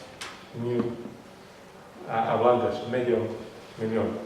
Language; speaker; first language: Spanish; non-native, fluent; Western Frisian